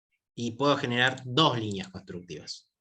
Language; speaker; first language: Spanish; native; Spanish